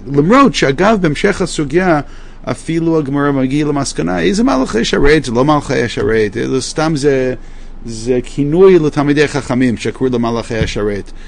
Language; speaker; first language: Hebrew; non-native, fluent; English